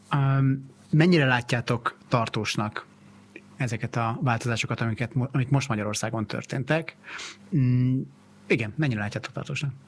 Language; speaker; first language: Hungarian; native; Hungarian